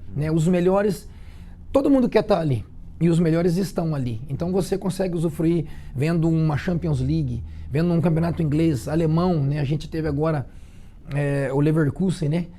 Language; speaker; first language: Portuguese; native; Portuguese